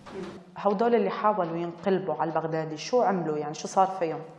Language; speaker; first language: Arabic; native; Arabic